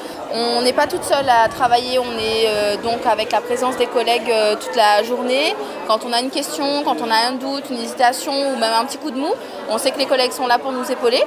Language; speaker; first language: French; native; French